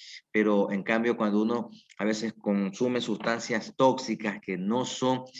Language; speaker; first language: Spanish; native; Spanish